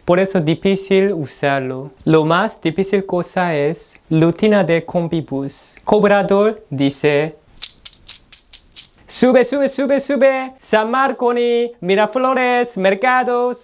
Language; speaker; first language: Spanish; non-native, learner; Korean